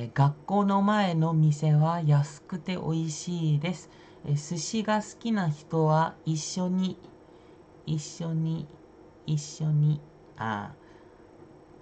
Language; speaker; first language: Japanese; non-native, fluent; Indonesian